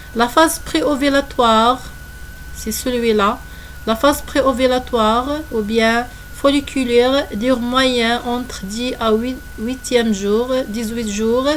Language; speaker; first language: French; non-native, local second language; Arabic